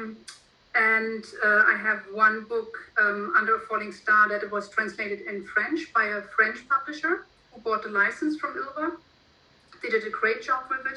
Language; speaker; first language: English; non-native, fluent; German